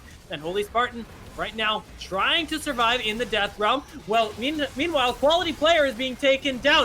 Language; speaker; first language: English; native; English